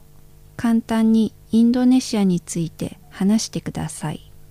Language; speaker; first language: Japanese; non-native, learner; Indonesian